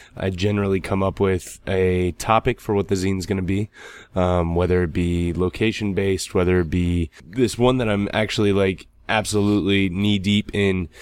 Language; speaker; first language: English; native; English